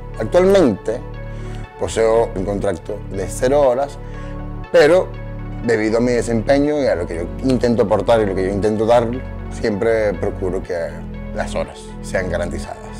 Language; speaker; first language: Spanish; native; Spanish